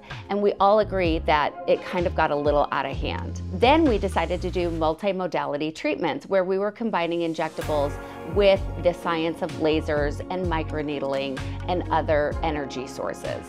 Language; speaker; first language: English; native; English